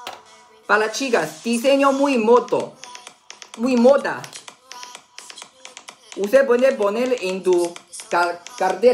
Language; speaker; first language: Spanish; non-native, learner; Chinese